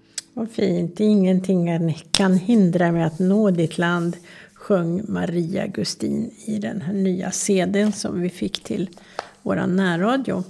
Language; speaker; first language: Swedish; native; Swedish